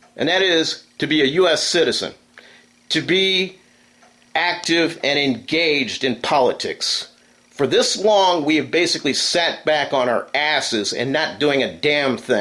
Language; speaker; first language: English; native; English